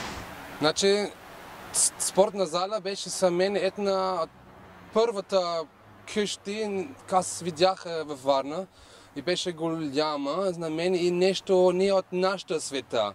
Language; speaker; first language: Bulgarian; non-native, learner; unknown